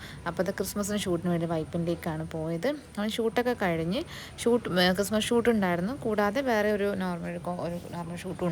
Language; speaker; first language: Malayalam; native; Malayalam